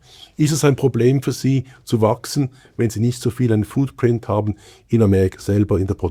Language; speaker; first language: German; native; German